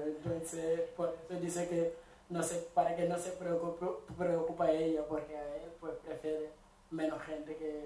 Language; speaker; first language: Spanish; non-native, fluent; Wolof